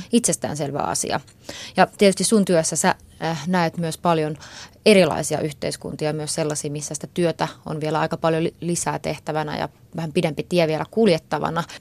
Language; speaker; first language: Finnish; native; Finnish